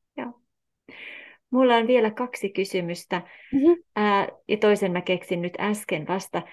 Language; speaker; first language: Finnish; native; Finnish